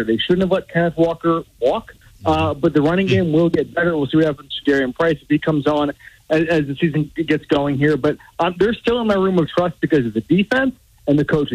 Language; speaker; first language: English; native; English